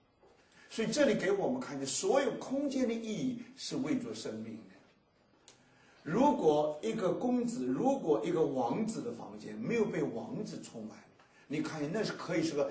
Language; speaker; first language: Chinese; native; Chinese